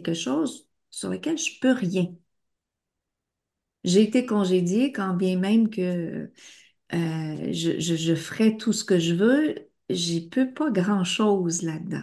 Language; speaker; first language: French; native; French